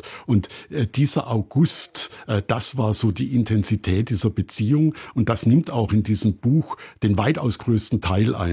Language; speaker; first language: German; native; German